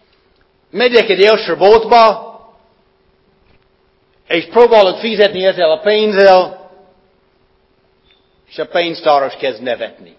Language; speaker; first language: Hungarian; non-native, fluent; English